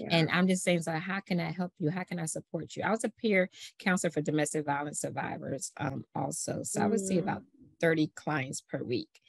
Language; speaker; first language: English; native; English